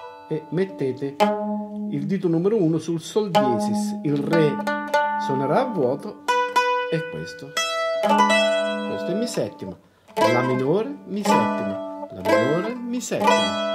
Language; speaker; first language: Italian; native; Italian